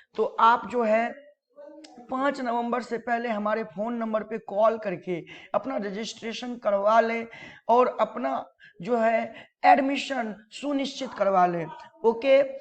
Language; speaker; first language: Hindi; native; Hindi